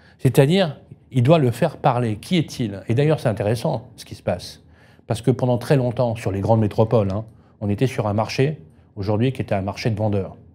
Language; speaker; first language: French; native; French